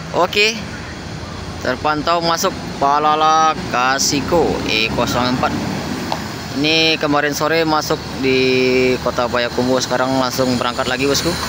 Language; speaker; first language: Malay; non-native, local second language; Minangkabau